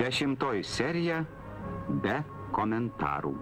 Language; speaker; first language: Lithuanian; native; Lithuanian